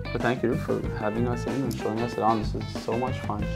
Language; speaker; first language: English; non-native, local second language; Hindi